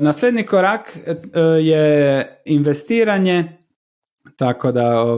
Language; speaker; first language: Slovenian; non-native, learner; Croatian